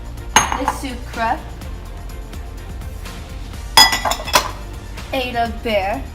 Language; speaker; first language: French; non-native, learner; English